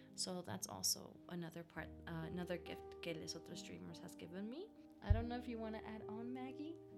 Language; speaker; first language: English; early bilingual, other home language; Spanish